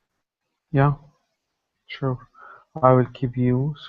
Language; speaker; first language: English; non-native, learner; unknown